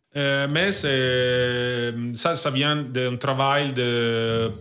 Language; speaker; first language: French; non-native, learner; Italian